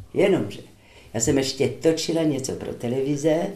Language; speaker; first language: Czech; non-native, fluent; French